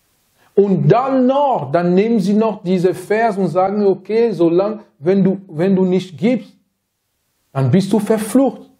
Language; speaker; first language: German; non-native, fluent; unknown